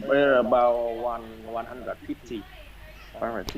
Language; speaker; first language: English; non-native, learner; Vietnamese